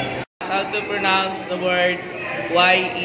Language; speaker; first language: English; non-native, local second language; Filipino